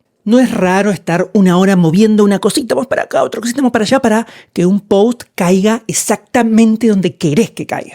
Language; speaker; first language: Spanish; native; Spanish